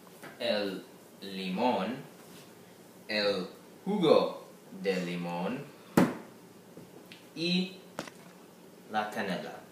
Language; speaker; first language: Spanish; non-native, learner; English